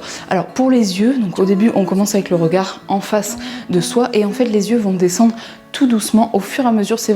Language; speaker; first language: French; native; French